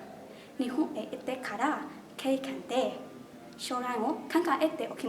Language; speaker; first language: Japanese; non-native, learner; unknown